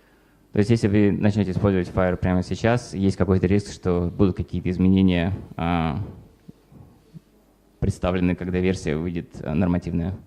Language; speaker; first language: Russian; native; Russian